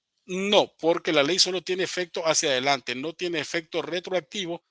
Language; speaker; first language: Spanish; native; Spanish